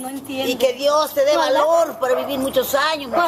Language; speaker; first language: Spanish; native; Spanish